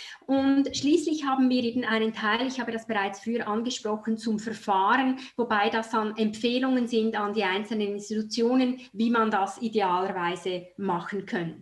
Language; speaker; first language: German; native; German